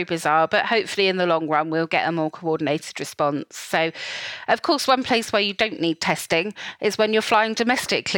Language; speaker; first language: English; native; English